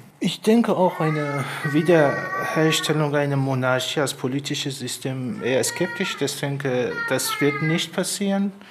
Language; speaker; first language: German; non-native, fluent; Persian